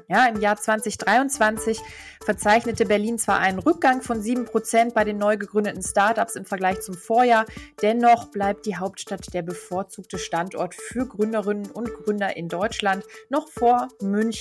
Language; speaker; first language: German; native; German